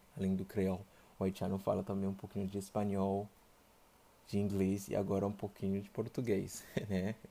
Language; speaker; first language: Portuguese; non-native, fluent; Haitian Creole